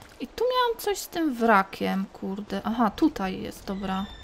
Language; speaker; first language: Polish; native; Polish